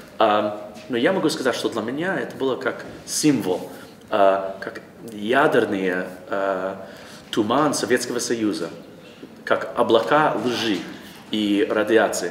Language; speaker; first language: Russian; non-native, learner; English